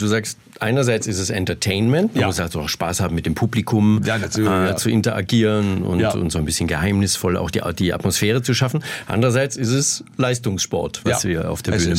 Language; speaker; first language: German; native; German